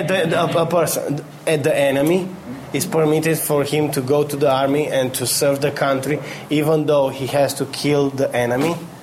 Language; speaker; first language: English; non-native, fluent; Romanian